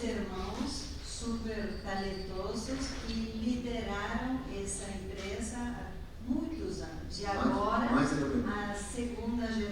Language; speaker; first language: Portuguese; non-native, fluent; Spanish